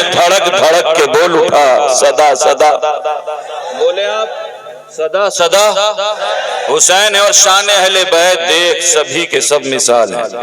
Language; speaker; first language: Urdu; native; Urdu